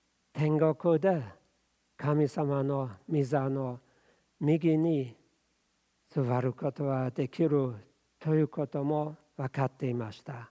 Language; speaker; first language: Japanese; non-native, fluent; German